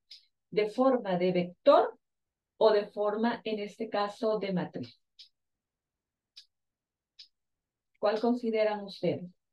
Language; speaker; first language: Spanish; native; Spanish